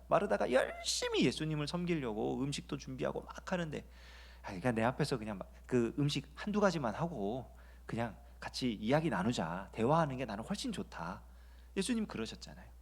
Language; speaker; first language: Korean; native; Korean